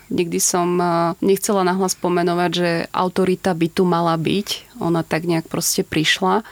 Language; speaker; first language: Slovak; native; Slovak